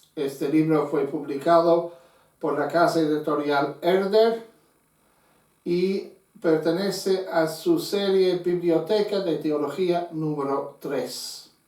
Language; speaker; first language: Spanish; non-native, fluent; English